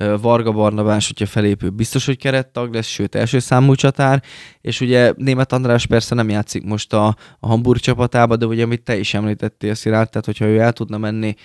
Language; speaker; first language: Hungarian; native; Hungarian